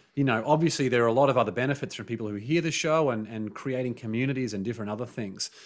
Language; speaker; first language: English; native; English